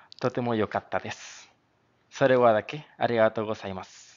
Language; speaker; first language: Japanese; non-native, learner; Spanish